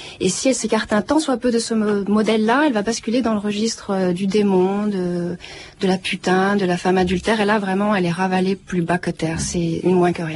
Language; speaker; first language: French; native; French